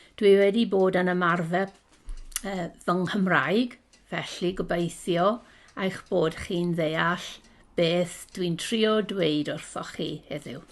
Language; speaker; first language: Welsh; non-native, local second language; English